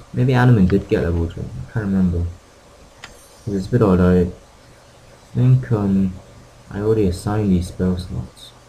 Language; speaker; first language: English; native; English